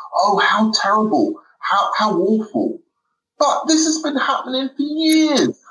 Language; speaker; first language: English; native; English